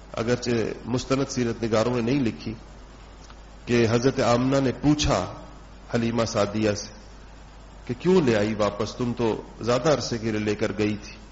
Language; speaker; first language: Urdu; non-native, local second language; Pashto